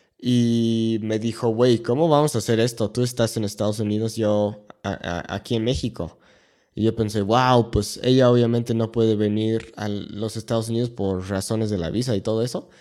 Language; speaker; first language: Spanish; non-native, fluent; English